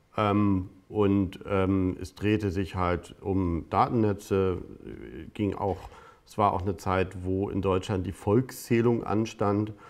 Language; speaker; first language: German; native; German